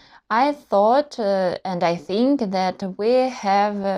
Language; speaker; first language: English; non-native, learner; Russian